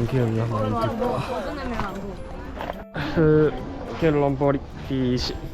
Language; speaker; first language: Finnish; non-native, learner; Japanese